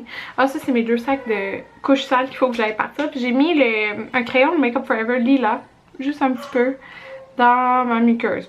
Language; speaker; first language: French; native; French